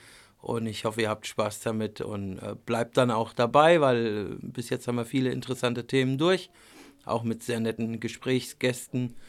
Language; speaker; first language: German; native; German